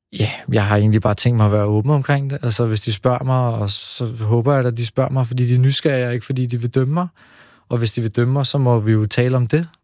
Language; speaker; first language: Danish; early bilingual, other home language; Hebrew